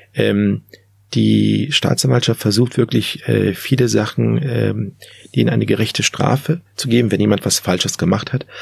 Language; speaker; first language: German; early bilingual, other home language; Turkish